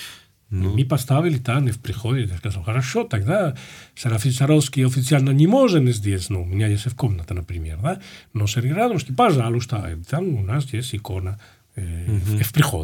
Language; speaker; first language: Russian; non-native, fluent; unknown